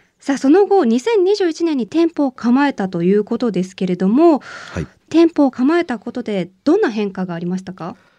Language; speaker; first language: Japanese; native; Japanese